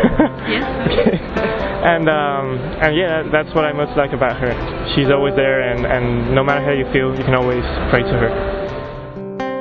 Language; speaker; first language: English; non-native, fluent; Spanish